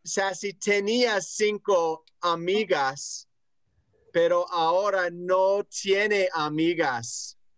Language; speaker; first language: Spanish; non-native, fluent; English